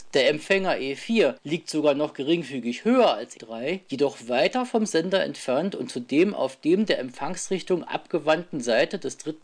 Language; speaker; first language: German; native; German